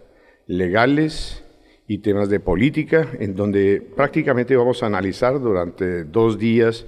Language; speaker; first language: Spanish; native; Spanish